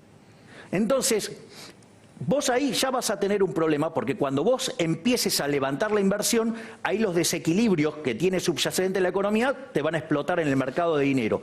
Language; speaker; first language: Spanish; native; Spanish